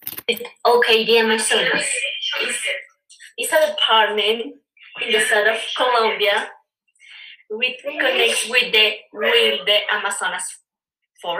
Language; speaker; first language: English; non-native, learner; Spanish